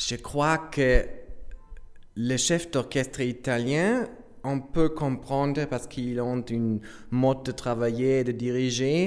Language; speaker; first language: French; non-native, fluent; German